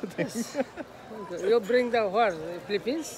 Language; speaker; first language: English; non-native, learner; Bangla